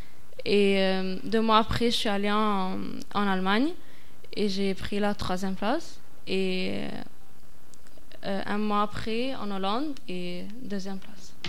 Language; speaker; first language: French; non-native, fluent; Arabic